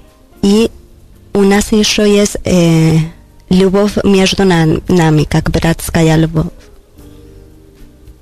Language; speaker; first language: Russian; non-native, learner; Spanish